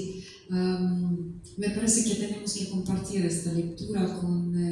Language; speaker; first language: Spanish; non-native, fluent; Russian